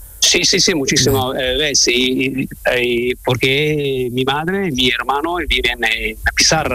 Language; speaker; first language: Spanish; non-native, learner; Italian